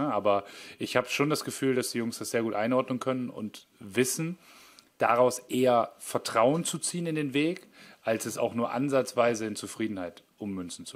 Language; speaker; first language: German; native; German